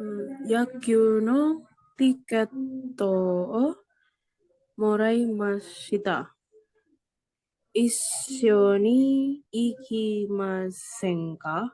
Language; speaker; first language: Japanese; non-native, learner; Indonesian